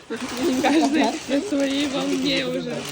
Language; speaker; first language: Russian; native; Russian